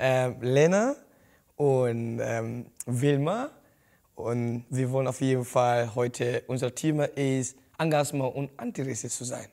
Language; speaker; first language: German; non-native, learner; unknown